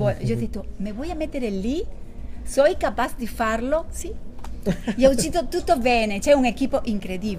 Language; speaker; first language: Italian; non-native, learner; Spanish